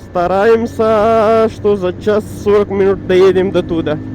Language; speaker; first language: Russian; non-native, learner; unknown